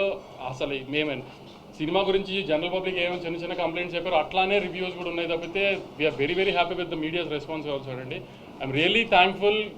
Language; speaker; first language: Telugu; native; Telugu